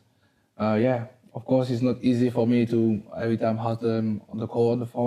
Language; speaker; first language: English; non-native, learner; French